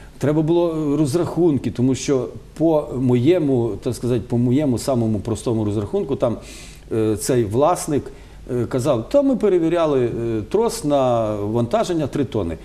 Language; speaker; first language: Ukrainian; native; Ukrainian